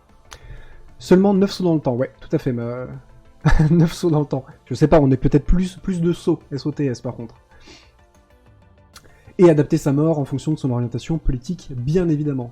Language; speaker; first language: French; native; French